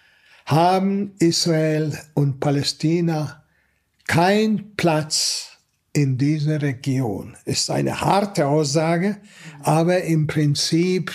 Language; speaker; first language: German; non-native, fluent; Hungarian